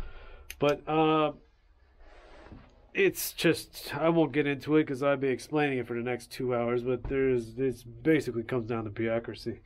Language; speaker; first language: English; native; English